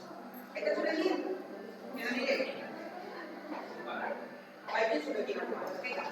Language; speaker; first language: Basque; non-native, local second language; Spanish